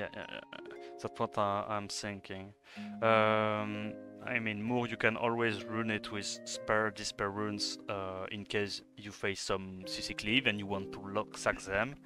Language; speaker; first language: English; non-native, fluent; French